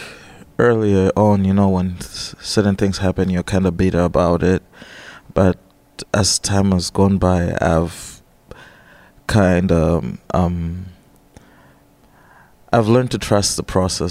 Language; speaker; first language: English; non-native, local second language; Nyanja